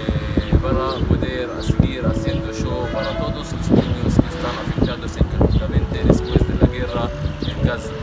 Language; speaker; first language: Spanish; non-native, learner; Arabic